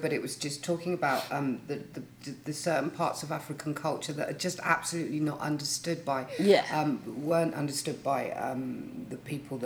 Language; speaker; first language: English; native; English